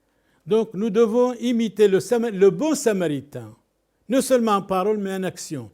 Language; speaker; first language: French; non-native, local second language; Arabic